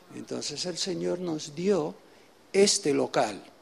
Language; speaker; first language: Spanish; native; Spanish